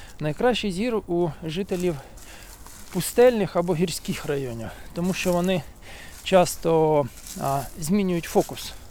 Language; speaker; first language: Ukrainian; native; Ukrainian